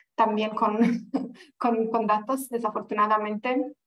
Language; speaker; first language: Spanish; non-native, fluent; Romanian